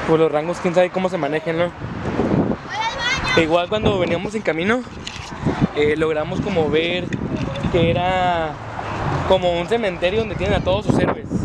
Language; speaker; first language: Spanish; native; Spanish